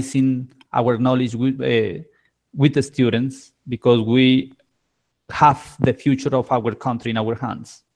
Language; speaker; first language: English; non-native, learner; Spanish